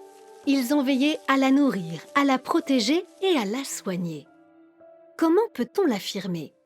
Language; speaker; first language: French; native; French